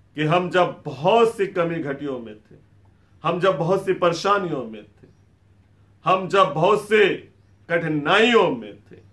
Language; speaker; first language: Hindi; native; Hindi